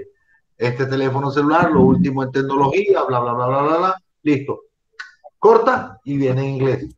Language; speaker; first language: Spanish; native; Spanish